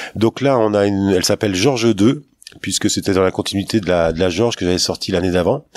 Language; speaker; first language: French; native; French